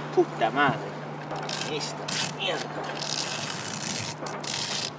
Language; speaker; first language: Spanish; non-native, learner; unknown